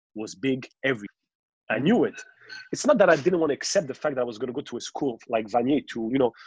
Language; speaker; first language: English; non-native, local second language; French